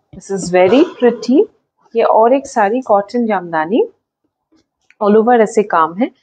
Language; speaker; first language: Hindi; non-native, local second language; Bangla